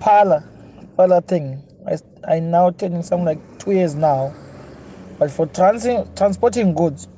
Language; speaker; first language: English; non-native, local second language; Shona